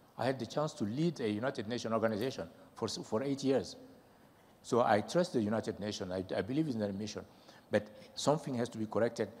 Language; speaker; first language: English; non-native, fluent; French